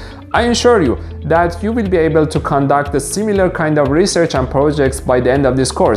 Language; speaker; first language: English; non-native, fluent; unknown